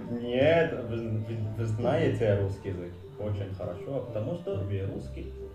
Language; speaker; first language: Russian; non-native, learner; Indonesian